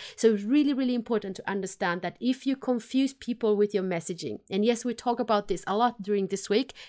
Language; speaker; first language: English; non-native, fluent; Finnish